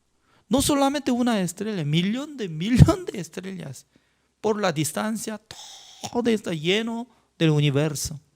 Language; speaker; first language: Spanish; non-native, fluent; Korean